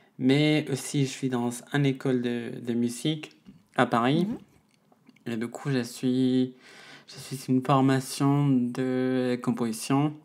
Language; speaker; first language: French; non-native, fluent; Spanish